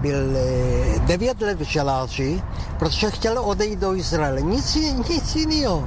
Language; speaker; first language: Czech; early bilingual, heritage; Czech